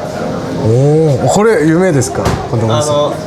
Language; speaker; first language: Japanese; non-native, learner; Korean